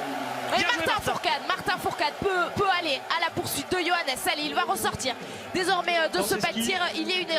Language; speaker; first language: French; native; French